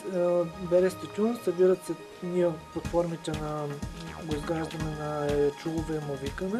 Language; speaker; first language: Bulgarian; native; Bulgarian